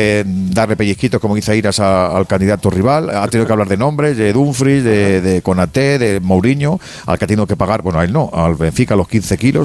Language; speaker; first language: Spanish; native; Spanish